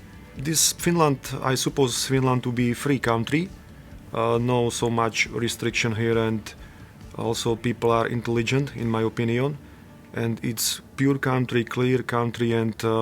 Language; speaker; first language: English; non-native, learner; Slovak